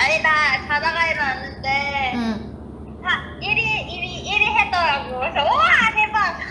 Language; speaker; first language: Korean; non-native, fluent; Thai